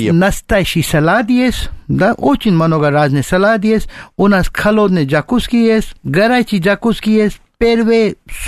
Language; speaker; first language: Russian; non-native, learner; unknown